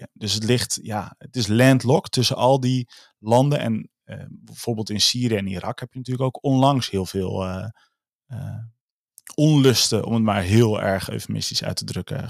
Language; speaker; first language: Dutch; native; Dutch